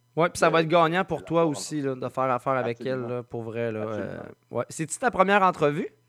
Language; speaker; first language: French; native; French